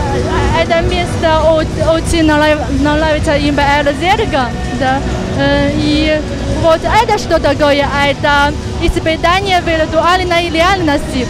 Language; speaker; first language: Russian; non-native, fluent; Chinese